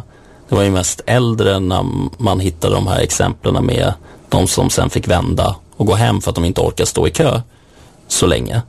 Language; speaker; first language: Swedish; native; Swedish